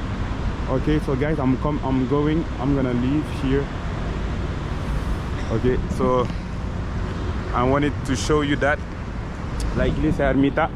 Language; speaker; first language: English; non-native, fluent; French